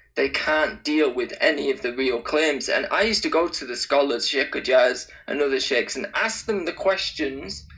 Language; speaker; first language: English; native; English